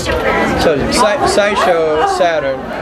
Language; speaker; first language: Japanese; non-native, learner; English